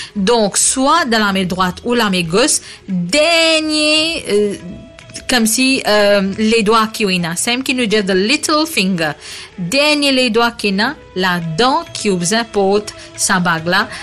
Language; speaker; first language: French; native; French